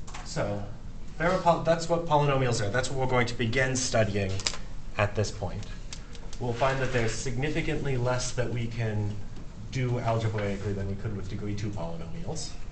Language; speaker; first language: English; native; English